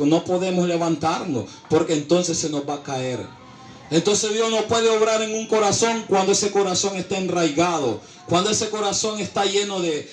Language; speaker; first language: Spanish; native; Spanish